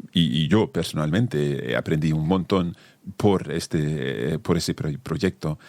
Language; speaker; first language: Spanish; non-native, fluent; English